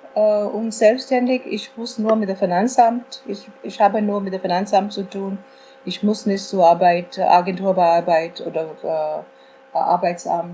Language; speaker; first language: German; non-native, fluent; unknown